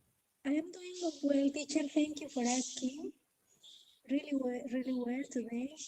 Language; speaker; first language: English; non-native, learner; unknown